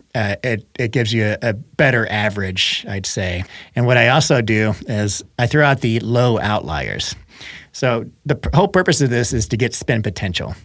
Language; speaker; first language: English; native; English